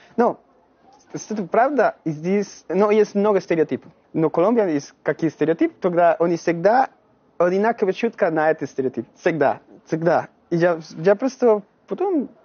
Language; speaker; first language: Russian; non-native, learner; Spanish